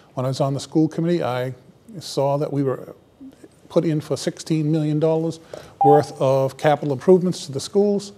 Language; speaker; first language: English; native; English